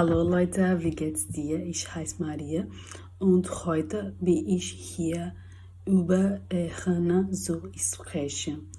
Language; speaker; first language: German; non-native, learner; Portuguese